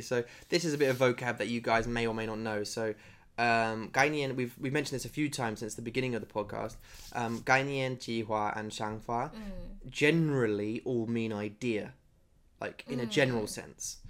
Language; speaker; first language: English; native; English